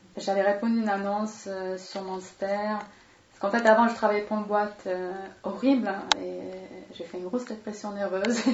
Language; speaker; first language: French; non-native, fluent; Swedish